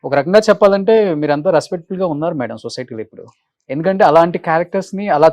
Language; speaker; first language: Telugu; native; Telugu